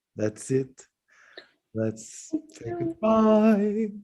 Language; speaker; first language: English; non-native, fluent; Portuguese